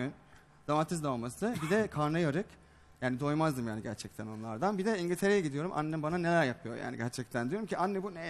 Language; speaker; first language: Turkish; non-native, fluent; English